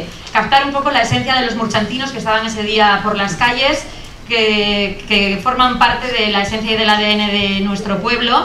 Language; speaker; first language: Spanish; native; Spanish